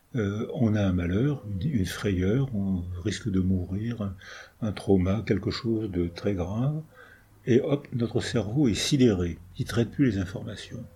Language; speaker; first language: French; native; French